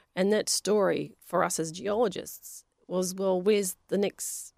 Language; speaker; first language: English; non-native, local second language; Polish